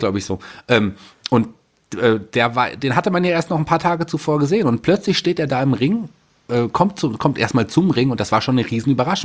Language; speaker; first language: German; native; German